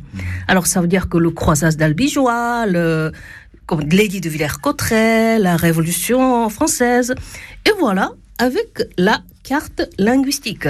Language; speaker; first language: French; non-native, fluent; Japanese